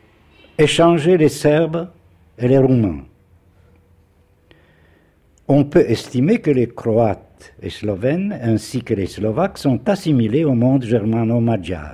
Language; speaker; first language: French; non-native, fluent; Polish